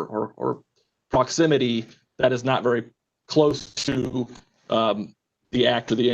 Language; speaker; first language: English; native; English